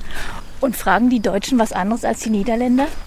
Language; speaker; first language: German; native; German